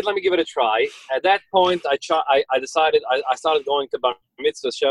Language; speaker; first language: English; early bilingual, other home language; Yiddish